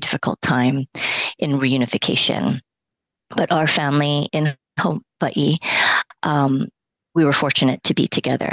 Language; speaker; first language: English; early bilingual, other home language; Cantonese